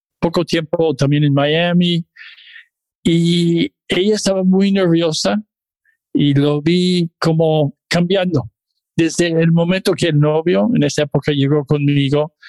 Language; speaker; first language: Spanish; non-native, fluent; English